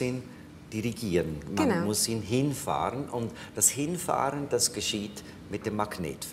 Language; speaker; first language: German; native; German